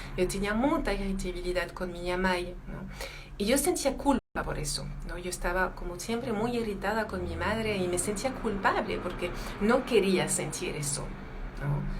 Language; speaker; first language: Spanish; non-native, fluent; French